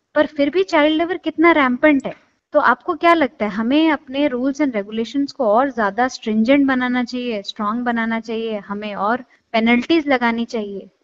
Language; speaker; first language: Hindi; non-native, local second language; Odia